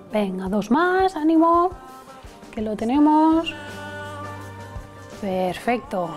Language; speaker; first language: Spanish; native; Spanish